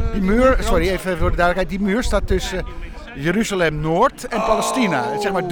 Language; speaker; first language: Dutch; native; Dutch